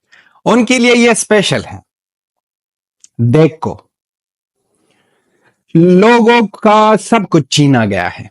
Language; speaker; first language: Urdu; non-native, fluent; Pashto